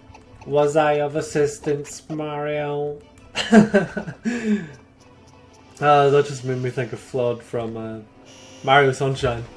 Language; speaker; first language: English; native; English